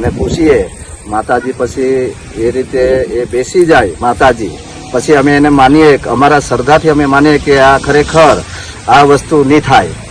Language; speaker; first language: Gujarati; non-native, local second language; Bhili